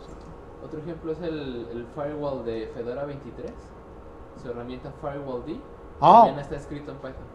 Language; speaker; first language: Spanish; native; Spanish